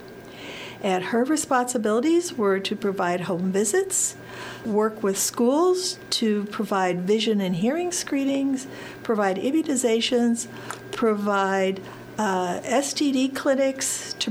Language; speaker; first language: English; native; English